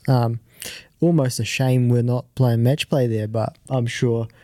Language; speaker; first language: English; native; English